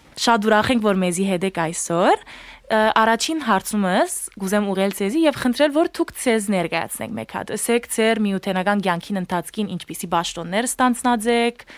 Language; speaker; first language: Armenian; early bilingual, heritage; Armenian